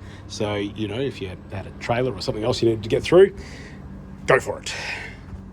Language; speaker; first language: English; native; English